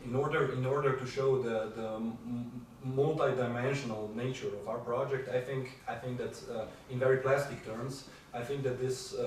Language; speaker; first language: English; non-native, fluent; Slovenian